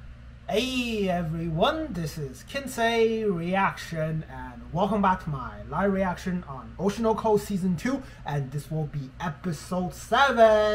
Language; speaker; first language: English; non-native, fluent; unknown